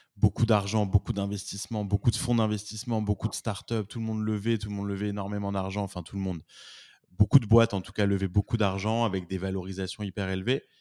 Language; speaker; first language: French; native; French